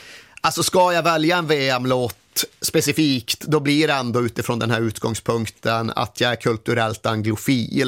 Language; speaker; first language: Swedish; native; Swedish